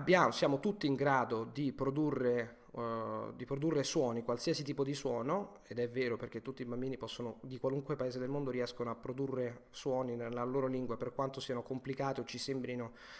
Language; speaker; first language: Italian; native; Italian